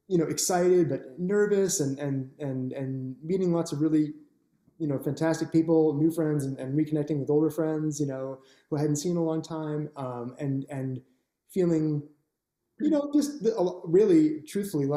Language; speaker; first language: English; native; English